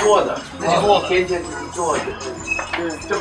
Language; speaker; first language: Chinese; non-native, learner; English